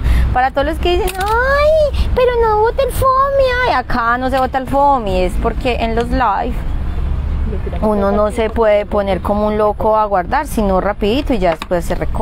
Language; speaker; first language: Spanish; native; Spanish